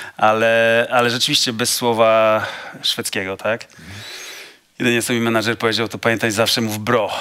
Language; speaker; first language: Polish; native; Polish